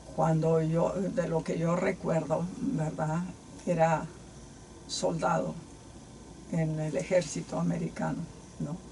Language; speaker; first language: Spanish; native; Spanish